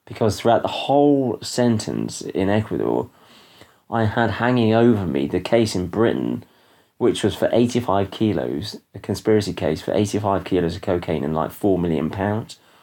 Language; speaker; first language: English; native; English